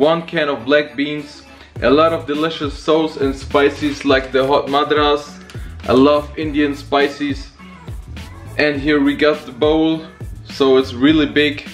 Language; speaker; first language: English; non-native, fluent; German